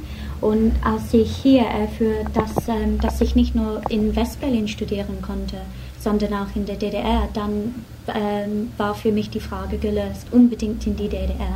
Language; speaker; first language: German; non-native, fluent; English